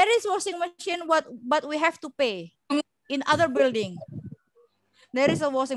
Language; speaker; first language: English; non-native, learner; Indonesian